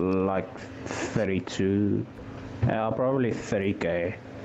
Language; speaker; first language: English; non-native, local second language; Afrikaans